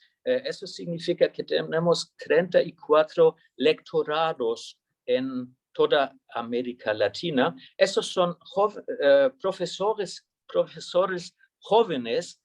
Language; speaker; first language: Spanish; non-native, fluent; German